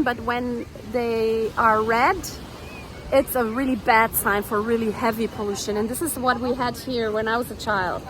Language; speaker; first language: English; non-native, fluent; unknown